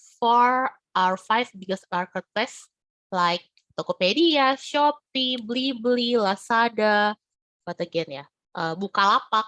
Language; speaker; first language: English; non-native, learner; Indonesian